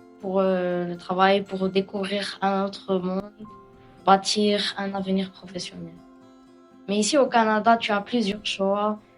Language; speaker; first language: French; non-native, local second language; Arabic